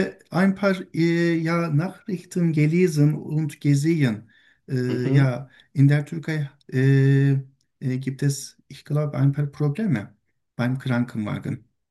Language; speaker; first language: German; non-native, learner; Turkish